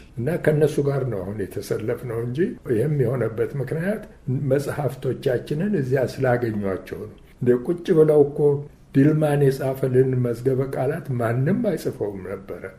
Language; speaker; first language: Amharic; native; Amharic